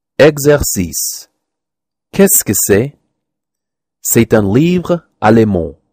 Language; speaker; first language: French; non-native, learner; English